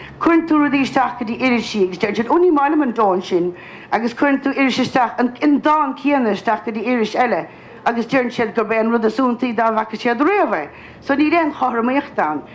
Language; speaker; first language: Irish; native; Irish